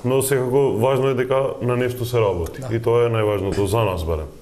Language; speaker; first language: Macedonian; non-native, local second language; Albanian